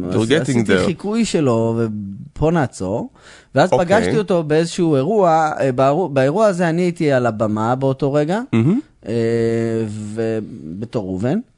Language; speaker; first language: Hebrew; native; Hebrew